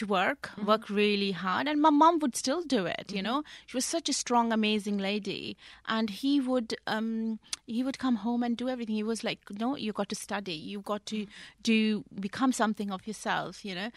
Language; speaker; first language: English; non-native, local second language; Punjabi